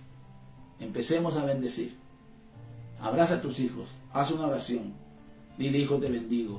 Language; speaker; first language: Spanish; native; Spanish